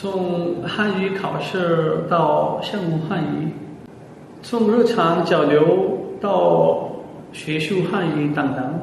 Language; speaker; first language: Chinese; non-native, fluent; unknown